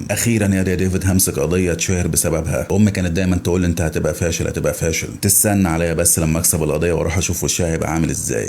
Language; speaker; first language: Arabic; native; Arabic